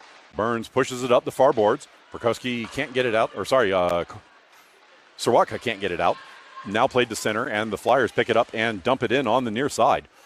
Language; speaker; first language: English; native; English